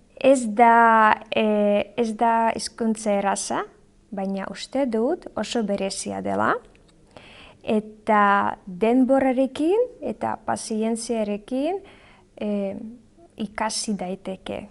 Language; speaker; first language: Basque; non-native, learner; Belarusian